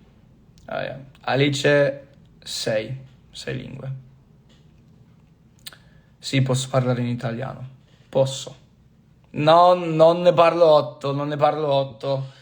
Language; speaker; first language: Italian; non-native, fluent; English